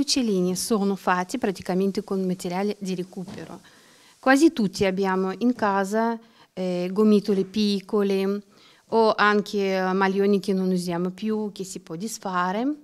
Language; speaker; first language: Italian; non-native, learner; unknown